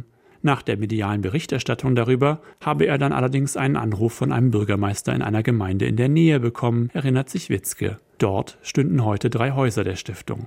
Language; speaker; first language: German; native; German